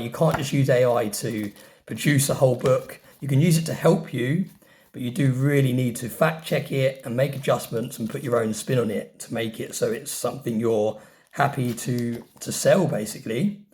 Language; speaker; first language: English; native; English